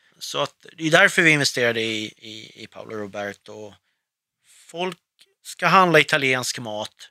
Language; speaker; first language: Swedish; early bilingual, other home language; Arabic